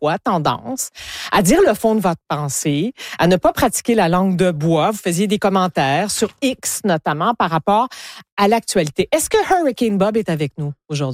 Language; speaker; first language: French; native; French